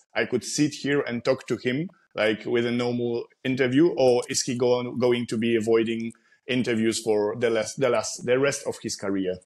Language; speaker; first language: English; non-native, fluent; Polish